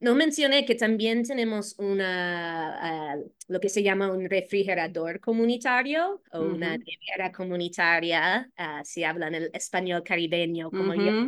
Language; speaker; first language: Spanish; non-native, fluent; English